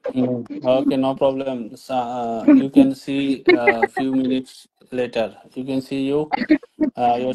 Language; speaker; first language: English; non-native, learner; Bangla